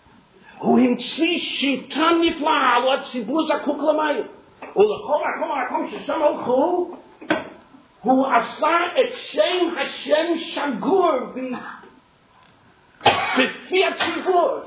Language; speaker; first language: Hebrew; non-native, fluent; English